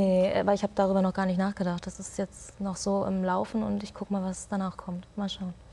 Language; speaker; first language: German; native; German